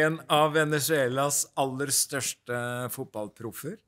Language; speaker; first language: Norwegian; native; Norwegian